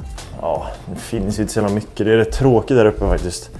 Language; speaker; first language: Swedish; native; Swedish